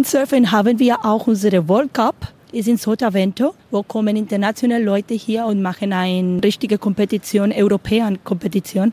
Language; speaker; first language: German; non-native, learner; Spanish